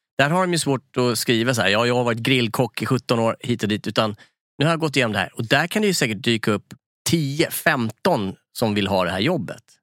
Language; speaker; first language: Swedish; native; Swedish